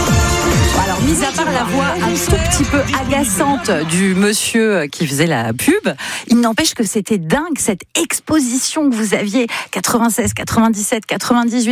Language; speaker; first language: French; native; French